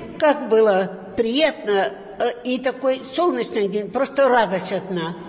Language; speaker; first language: Russian; native; Russian